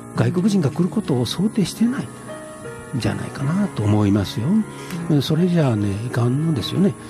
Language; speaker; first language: Japanese; native; Japanese